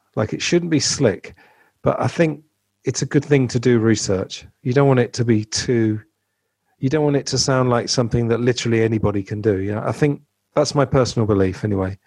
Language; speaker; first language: English; native; English